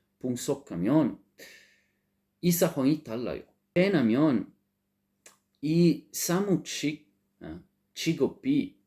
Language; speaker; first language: Korean; non-native, learner; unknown